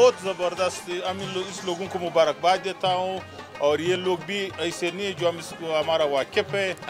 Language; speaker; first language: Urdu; non-native, local second language; Pashto